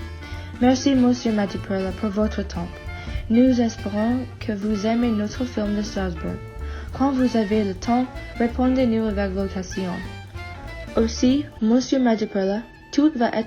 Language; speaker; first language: French; non-native, learner; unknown